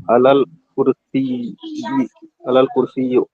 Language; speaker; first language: Arabic; non-native, learner; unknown